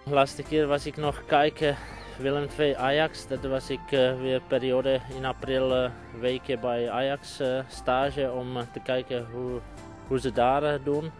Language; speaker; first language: Dutch; non-native, fluent; Czech